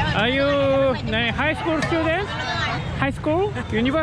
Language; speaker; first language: English; non-native, learner; Japanese